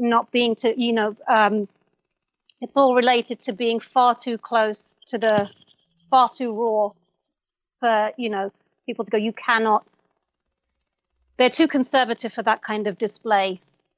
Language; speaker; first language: English; native; English